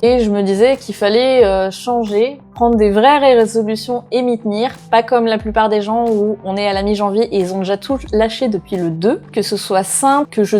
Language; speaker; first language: French; native; French